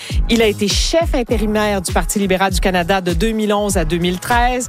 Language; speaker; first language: French; native; French